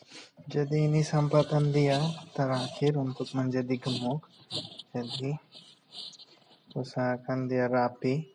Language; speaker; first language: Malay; non-native, local second language; Bangla